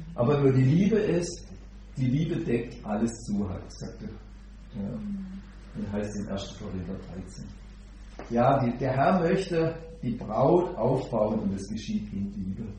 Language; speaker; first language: German; native; German